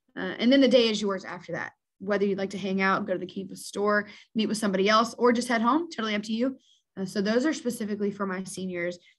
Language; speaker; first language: English; native; English